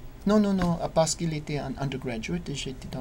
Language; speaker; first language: French; non-native, learner; English